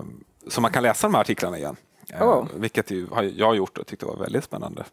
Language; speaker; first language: Swedish; native; Swedish